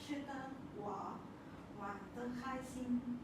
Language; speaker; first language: Chinese; non-native, learner; Lao